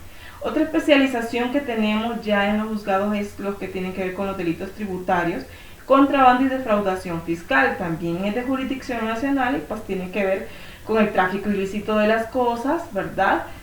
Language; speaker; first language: Spanish; native; Spanish